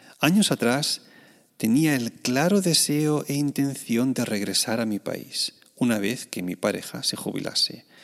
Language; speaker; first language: Spanish; native; Spanish